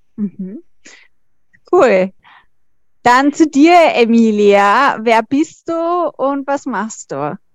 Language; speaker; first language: German; native; German